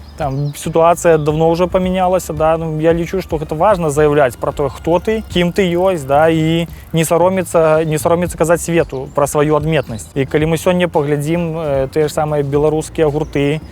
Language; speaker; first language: Belarusian; native; Belarusian